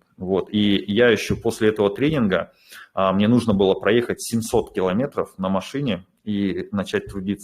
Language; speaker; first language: Russian; native; Russian